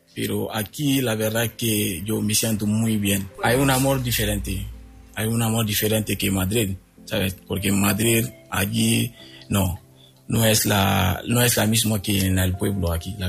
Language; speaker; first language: Spanish; non-native, fluent; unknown